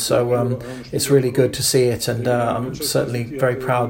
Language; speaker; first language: English; non-native, fluent; German